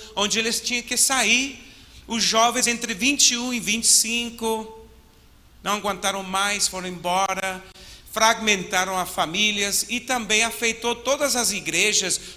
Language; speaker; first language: Portuguese; non-native, fluent; English